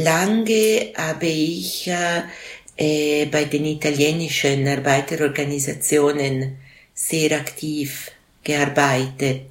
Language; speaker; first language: German; non-native, local second language; Italian